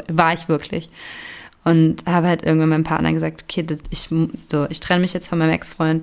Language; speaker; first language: German; native; German